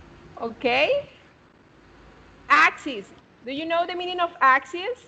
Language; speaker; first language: English; non-native, fluent; Spanish